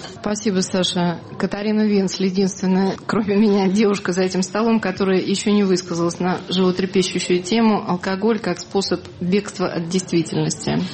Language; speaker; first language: Russian; native; Russian